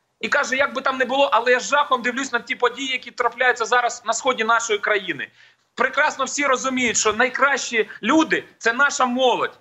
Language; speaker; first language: Ukrainian; native; Ukrainian